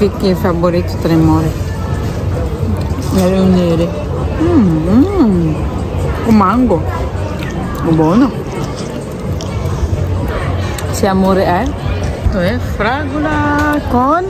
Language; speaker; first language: Italian; non-native, learner; Filipino